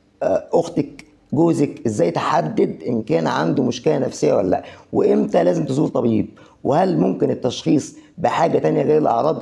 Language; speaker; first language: Arabic; native; Arabic